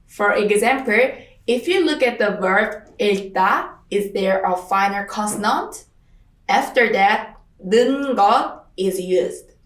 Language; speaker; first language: English; non-native, fluent; Korean